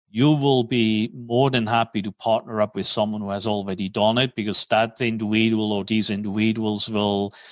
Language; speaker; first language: English; non-native, fluent; German